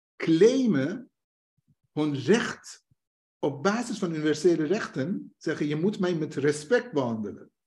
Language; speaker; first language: Dutch; non-native, fluent; Persian